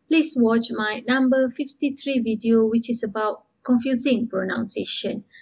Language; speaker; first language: English; non-native, local second language; Malay